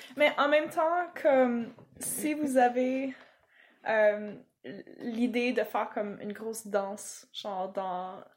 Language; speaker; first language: French; non-native, fluent; English